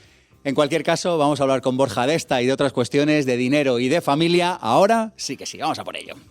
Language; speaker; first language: Spanish; native; Spanish